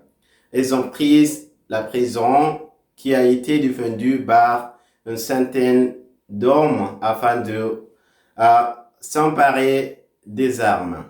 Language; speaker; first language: French; non-native, fluent; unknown